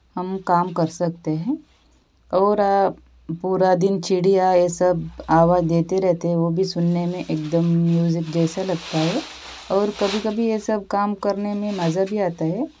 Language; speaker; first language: Hindi; non-native, local second language; Kannada